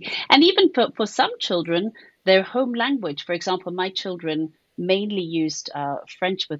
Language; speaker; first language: English; native; English